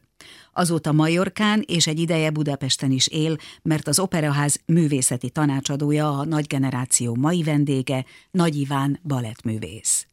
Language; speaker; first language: Hungarian; native; Hungarian